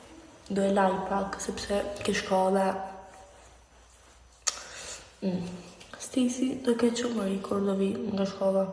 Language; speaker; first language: Albanian; early bilingual, heritage; Albanian